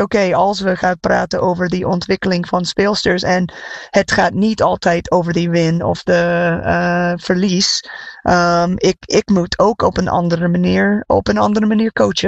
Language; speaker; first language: Dutch; non-native, fluent; English